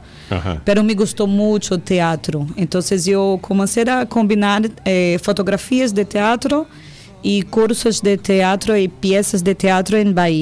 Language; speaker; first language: Spanish; non-native, learner; Portuguese